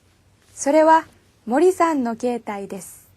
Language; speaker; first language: Japanese; non-native, fluent; Korean